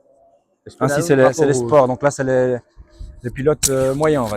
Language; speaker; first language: French; native; French